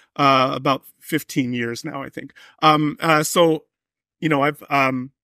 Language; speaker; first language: English; native; English